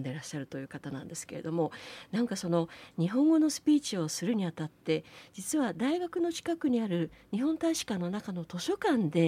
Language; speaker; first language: Japanese; native; Japanese